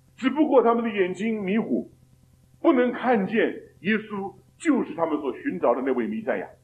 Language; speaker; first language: Chinese; native; Chinese